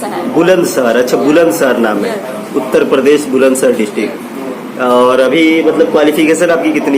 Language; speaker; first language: Hindi; native; Hindi